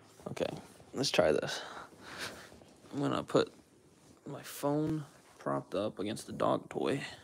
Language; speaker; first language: English; native; English